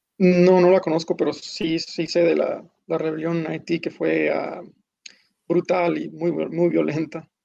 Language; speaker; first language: Spanish; early bilingual, heritage; Spanish